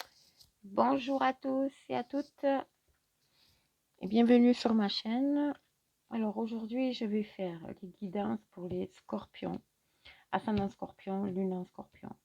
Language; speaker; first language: French; native; French